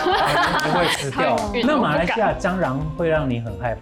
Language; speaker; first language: Chinese; native; Chinese